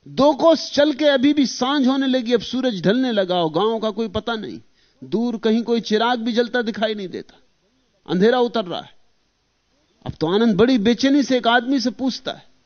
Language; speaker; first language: Hindi; native; Hindi